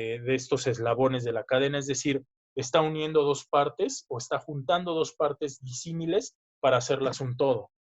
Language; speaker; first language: Spanish; native; Spanish